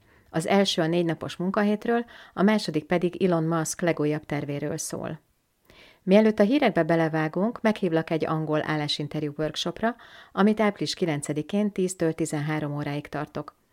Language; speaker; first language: Hungarian; native; Hungarian